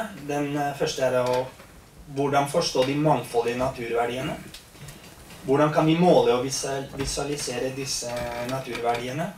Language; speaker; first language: Norwegian; non-native, fluent; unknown